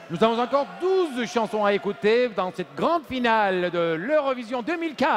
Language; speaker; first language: French; non-native, fluent; Turkish